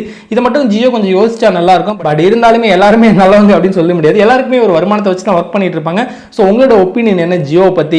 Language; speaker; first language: Tamil; native; Tamil